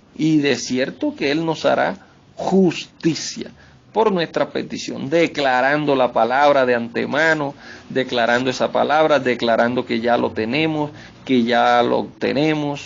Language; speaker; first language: Spanish; native; Spanish